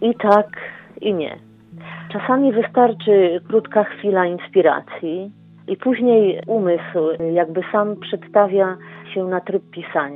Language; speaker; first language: Polish; native; Polish